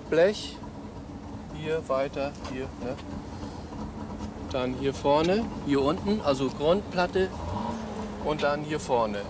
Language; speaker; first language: German; native; German